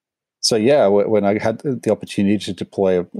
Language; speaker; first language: English; native; English